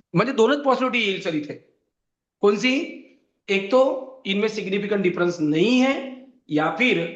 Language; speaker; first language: Hindi; non-native, local second language; Marathi